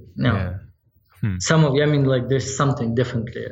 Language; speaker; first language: English; non-native, fluent; Ukrainian